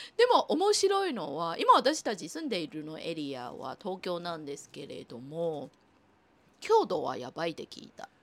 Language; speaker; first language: Japanese; non-native, fluent; Chinese